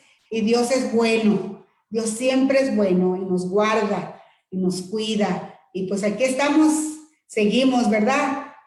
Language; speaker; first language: Spanish; native; Spanish